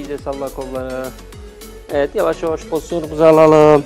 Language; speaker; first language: Turkish; native; Turkish